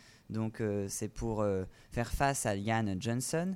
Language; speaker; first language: French; native; French